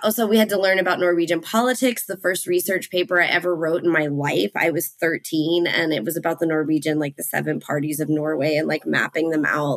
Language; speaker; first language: English; native; English